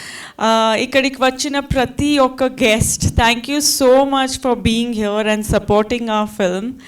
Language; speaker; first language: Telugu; non-native, fluent; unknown